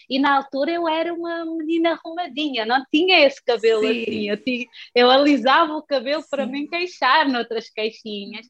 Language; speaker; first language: Portuguese; non-native, local second language; Kabuverdianu